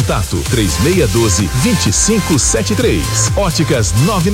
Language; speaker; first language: Portuguese; native; Portuguese